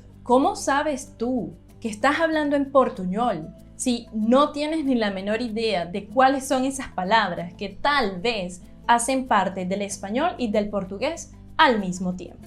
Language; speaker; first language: Spanish; non-native, fluent; Portuguese